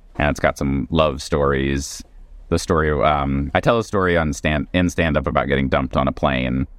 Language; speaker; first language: English; native; English